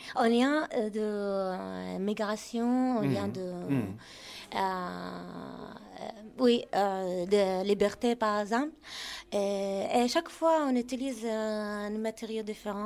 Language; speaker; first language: French; non-native, learner; Arabic